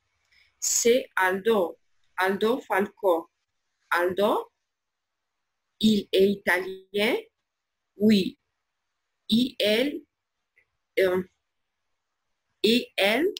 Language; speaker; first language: French; non-native, learner; Albanian